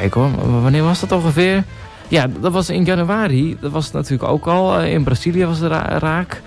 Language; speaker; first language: Dutch; native; Dutch